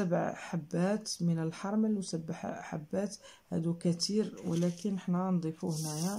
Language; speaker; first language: Arabic; native; Arabic